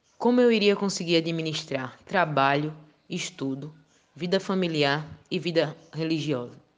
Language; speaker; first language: Portuguese; native; Portuguese